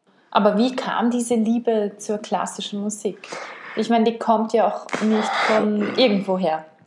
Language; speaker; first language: German; native; German